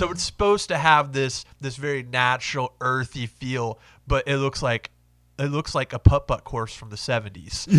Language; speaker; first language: English; native; English